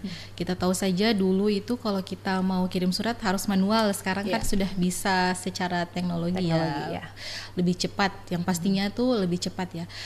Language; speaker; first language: Indonesian; native; Indonesian